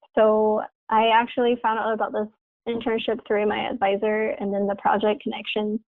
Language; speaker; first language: English; non-native, fluent; Chinese